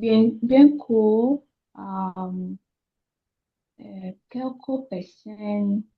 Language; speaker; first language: French; non-native, learner; Yoruba